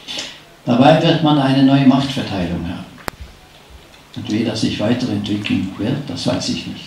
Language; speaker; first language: German; non-native, fluent; Norwegian